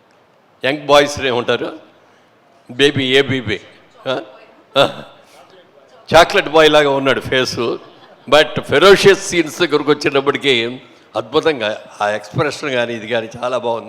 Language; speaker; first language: Telugu; native; Telugu